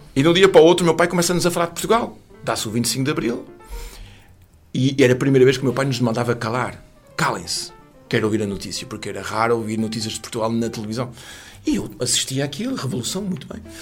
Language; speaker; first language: Portuguese; early bilingual, heritage; French